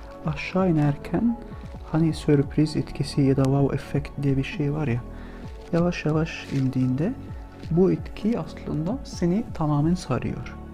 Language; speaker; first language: Turkish; non-native, fluent; Arabic